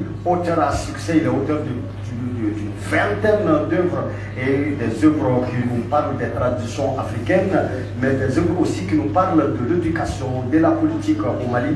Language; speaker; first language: French; native; French